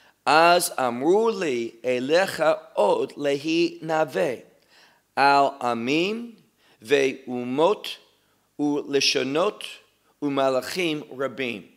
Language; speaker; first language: Hebrew; non-native, fluent; English